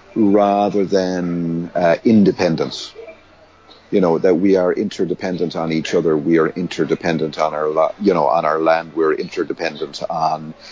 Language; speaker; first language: English; native; English